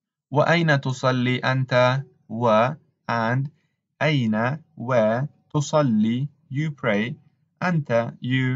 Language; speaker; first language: Arabic; non-native, learner; English